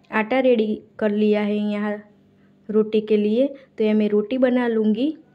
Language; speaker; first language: Hindi; non-native, local second language; Gujarati